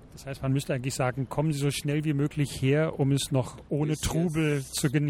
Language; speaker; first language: German; native; German